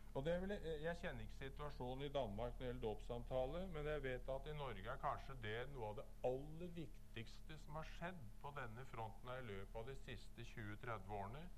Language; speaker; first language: Norwegian; native; Norwegian